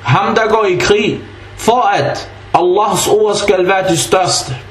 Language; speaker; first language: Danish; early bilingual, other home language; Arabic